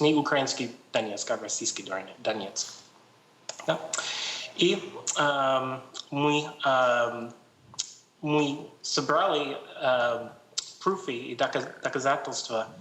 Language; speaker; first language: Russian; non-native, learner; English